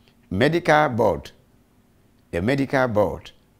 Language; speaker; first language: English; non-native, local second language; Akan